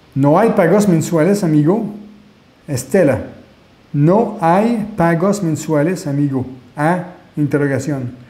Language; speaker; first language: Spanish; non-native, fluent; French